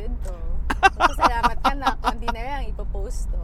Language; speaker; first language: English; non-native, local second language; Hiligaynon